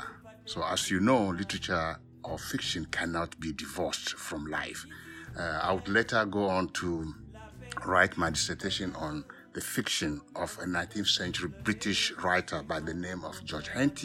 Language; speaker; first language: English; non-native, local second language; Ewe